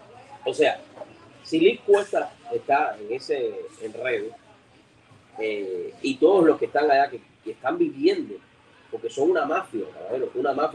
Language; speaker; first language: Spanish; native; Spanish